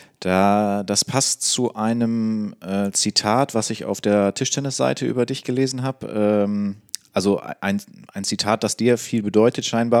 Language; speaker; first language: German; native; German